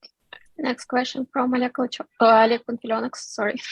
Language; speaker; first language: English; non-native, fluent; Russian